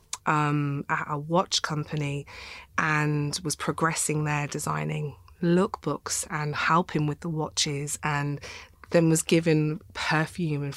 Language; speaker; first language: English; native; English